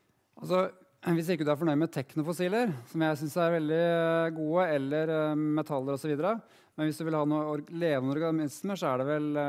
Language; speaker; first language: Norwegian; native; Norwegian